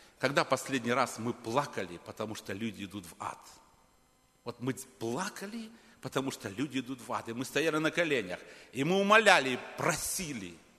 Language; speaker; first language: Russian; native; Russian